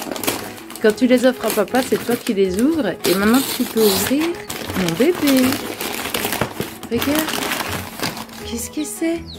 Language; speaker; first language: French; native; French